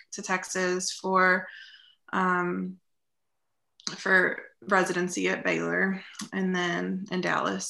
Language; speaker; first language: English; native; English